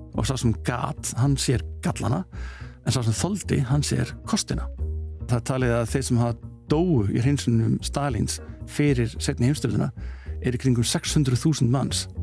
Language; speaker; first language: Icelandic; early bilingual, heritage; Icelandic